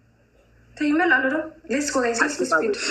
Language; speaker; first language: English; non-native, learner; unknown